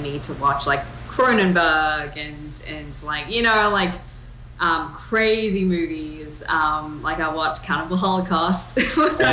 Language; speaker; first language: English; non-native, local second language; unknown